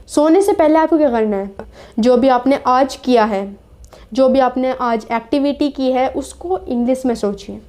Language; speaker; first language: Hindi; native; Hindi